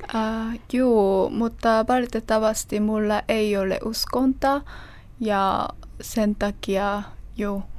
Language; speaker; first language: Finnish; non-native, fluent; Korean